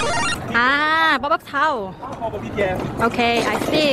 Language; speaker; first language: Korean; non-native, learner; Vietnamese